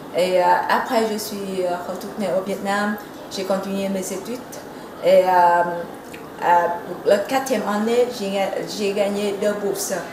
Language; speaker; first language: French; non-native, fluent; Vietnamese